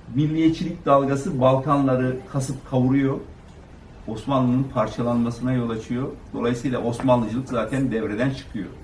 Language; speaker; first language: Turkish; native; Turkish